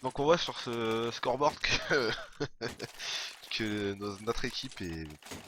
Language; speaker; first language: French; native; French